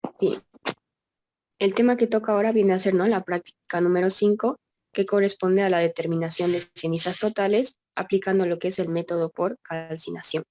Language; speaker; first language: Spanish; native; Spanish